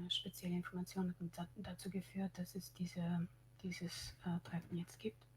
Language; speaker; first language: German; non-native, fluent; Albanian